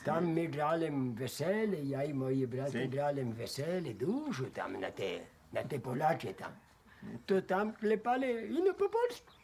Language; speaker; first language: Polish; early bilingual, heritage; Polish